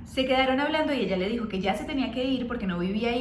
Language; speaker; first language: Spanish; native; Spanish